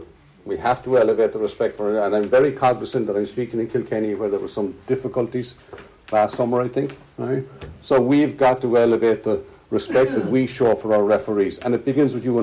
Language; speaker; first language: English; native; English